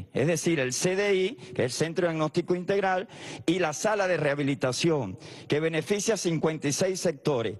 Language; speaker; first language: Spanish; native; Spanish